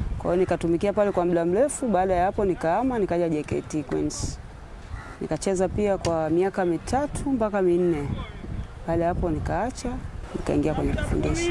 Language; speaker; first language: Swahili; native; Swahili